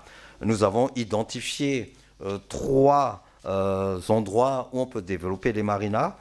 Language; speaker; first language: French; non-native, local second language; Malagasy